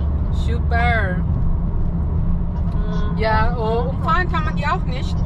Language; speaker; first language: German; non-native, fluent; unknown